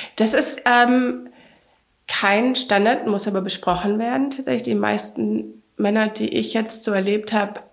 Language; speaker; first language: German; native; German